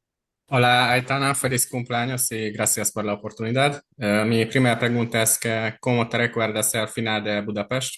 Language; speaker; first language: Spanish; non-native, learner; Hungarian